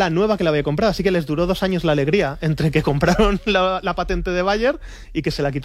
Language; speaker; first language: Spanish; native; Spanish